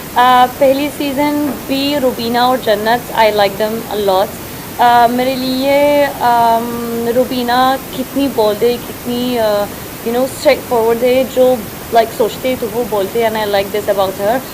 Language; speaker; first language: Hindi; early bilingual, heritage; Hindi